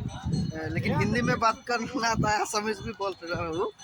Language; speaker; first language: Hindi; non-native, local second language; Assamese